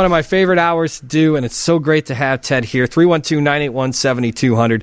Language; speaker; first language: English; native; English